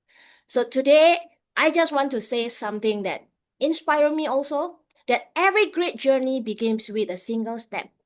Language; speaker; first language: English; non-native, fluent; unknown